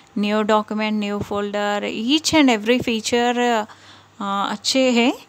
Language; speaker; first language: Hindi; non-native, local second language; Telugu